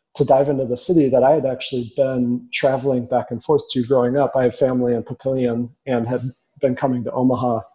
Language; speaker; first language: English; native; English